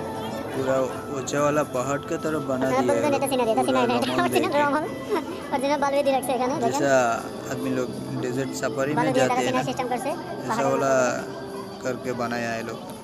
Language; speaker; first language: Hindi; non-native, fluent; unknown